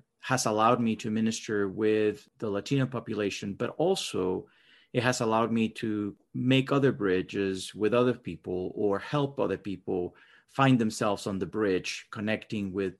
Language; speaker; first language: English; non-native, fluent; Spanish